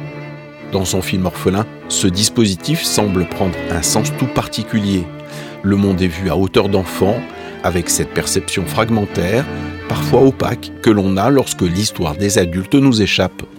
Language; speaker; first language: French; native; French